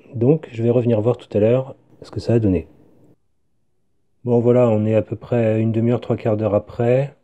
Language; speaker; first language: French; native; French